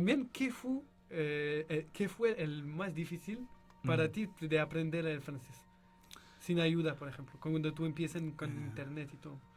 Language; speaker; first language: Spanish; non-native, learner; French